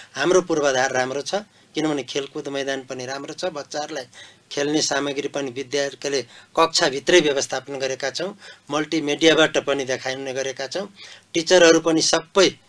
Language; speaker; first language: Nepali; non-native, local second language; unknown